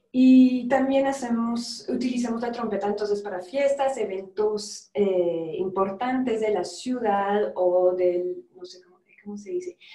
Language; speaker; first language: Spanish; non-native, fluent; French